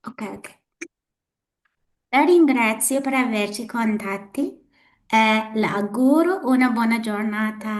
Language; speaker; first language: Italian; non-native, learner; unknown